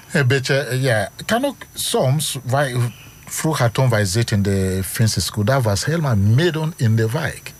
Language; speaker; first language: Dutch; non-native, fluent; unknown